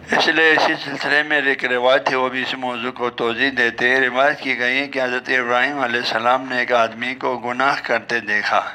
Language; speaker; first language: Urdu; non-native, local second language; Balti